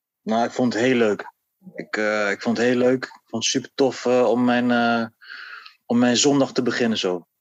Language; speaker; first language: Dutch; native; Dutch